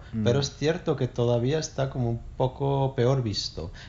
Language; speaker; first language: Spanish; native; Spanish